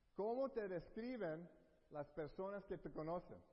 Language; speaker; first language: Spanish; early bilingual, heritage; Spanish